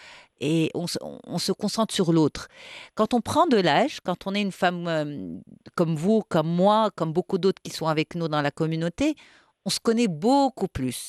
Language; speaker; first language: French; non-native, local second language; Arabic